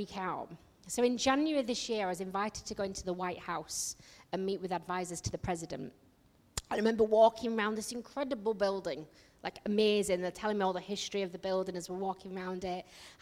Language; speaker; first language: English; native; English